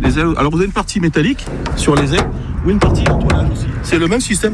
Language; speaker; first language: French; native; French